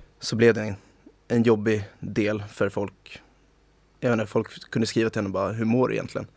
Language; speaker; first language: Swedish; native; Swedish